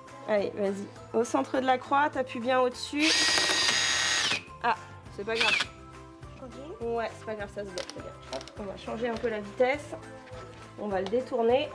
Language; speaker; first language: French; native; French